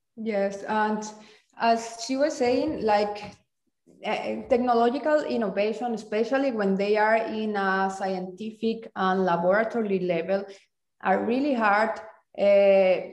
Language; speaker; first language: English; non-native, fluent; Spanish